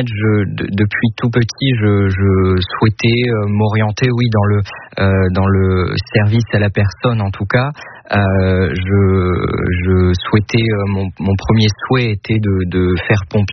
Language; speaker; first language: French; native; French